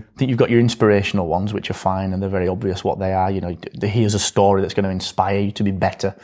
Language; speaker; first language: English; native; English